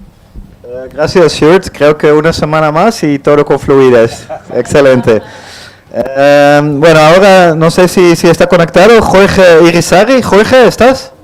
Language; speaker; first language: Spanish; non-native, fluent; Dutch